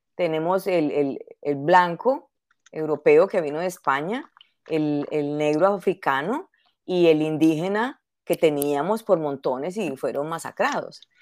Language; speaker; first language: Spanish; native; Spanish